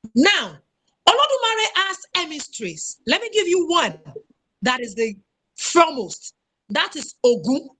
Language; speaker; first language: English; non-native, local second language; Yoruba